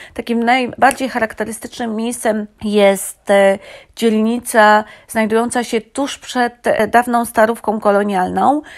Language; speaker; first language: Polish; native; Polish